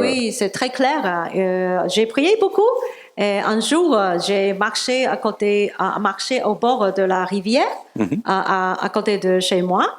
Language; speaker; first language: French; non-native, learner; Cantonese